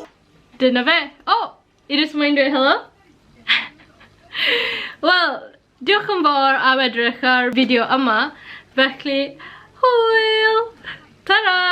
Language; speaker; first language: Welsh; non-native, learner; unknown